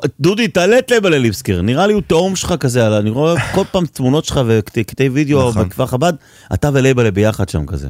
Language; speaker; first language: Hebrew; native; Hebrew